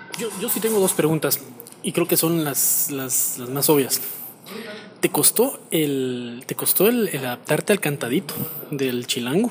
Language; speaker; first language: Spanish; native; Spanish